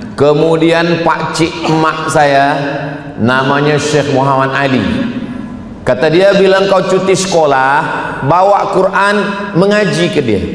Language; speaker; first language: Malay; native; Malay